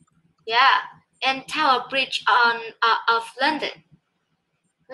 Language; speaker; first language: English; non-native, learner; Vietnamese